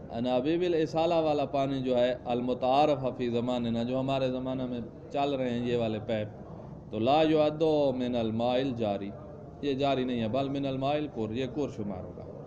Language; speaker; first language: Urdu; non-native, local second language; Punjabi